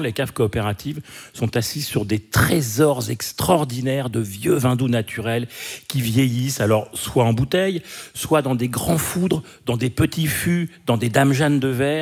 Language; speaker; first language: French; native; French